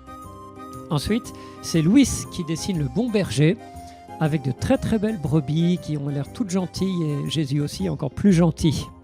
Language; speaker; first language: French; native; French